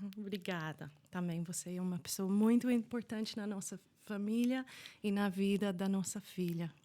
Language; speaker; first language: Portuguese; non-native, fluent; English